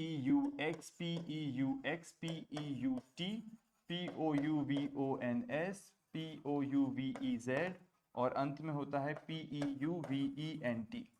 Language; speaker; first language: French; non-native, fluent; Hindi